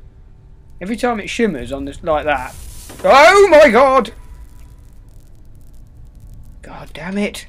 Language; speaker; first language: English; native; English